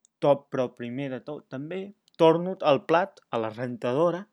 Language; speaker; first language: Catalan; non-native, learner; English